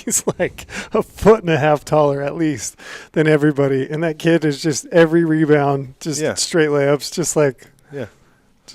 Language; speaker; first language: English; native; English